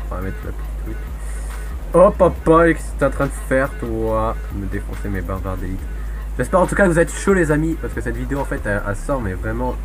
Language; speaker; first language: French; native; French